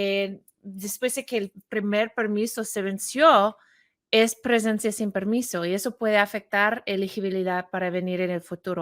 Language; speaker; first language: Spanish; non-native, fluent; English